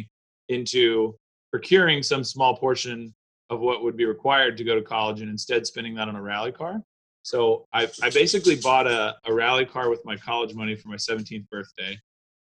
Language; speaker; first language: English; native; English